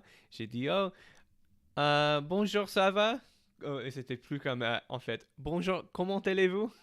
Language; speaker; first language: French; non-native, fluent; English